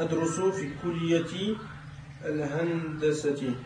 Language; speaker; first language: Arabic; non-native, learner; French